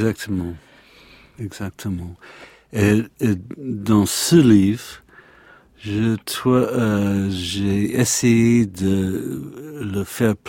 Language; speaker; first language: French; non-native, learner; English